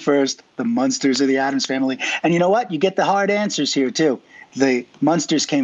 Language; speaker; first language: English; native; English